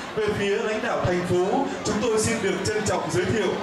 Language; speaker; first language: Vietnamese; native; Vietnamese